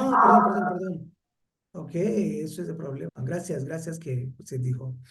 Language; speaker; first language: Spanish; non-native, learner; Hindi